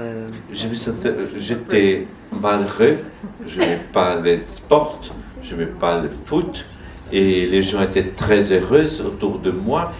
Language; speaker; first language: French; non-native, fluent; Portuguese